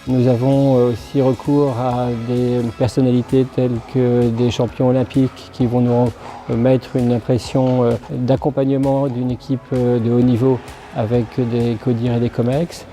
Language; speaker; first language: French; native; French